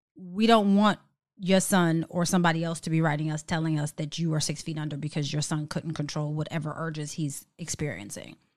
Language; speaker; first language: English; native; English